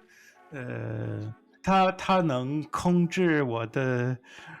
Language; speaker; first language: Chinese; non-native, fluent; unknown